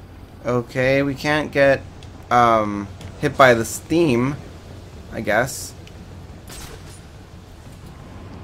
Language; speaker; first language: English; native; English